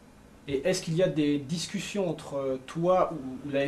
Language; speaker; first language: French; native; French